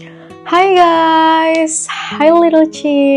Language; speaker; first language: English; non-native, fluent; Indonesian